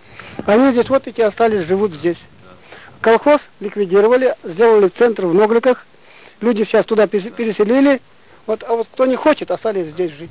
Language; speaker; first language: Russian; non-native, local second language; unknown